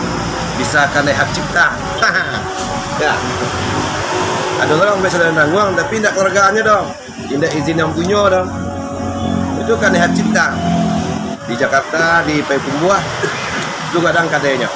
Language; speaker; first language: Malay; non-native, local second language; Minangkabau